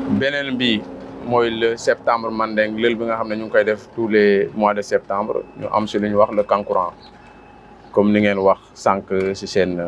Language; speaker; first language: Wolof; non-native, local second language; Mandingo